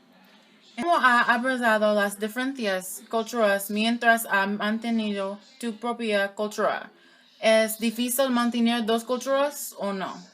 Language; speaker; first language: Spanish; non-native, learner; English